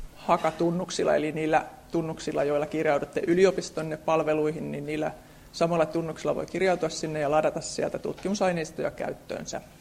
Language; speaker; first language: Finnish; native; Finnish